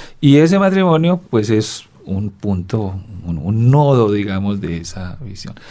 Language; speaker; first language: Spanish; native; Spanish